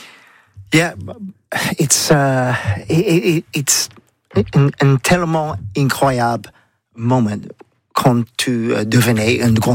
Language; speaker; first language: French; non-native, learner; English